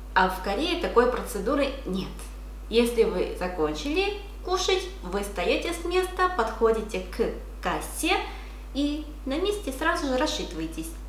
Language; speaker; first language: Russian; non-native, fluent; Korean